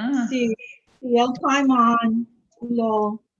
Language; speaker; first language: Spanish; non-native, learner; English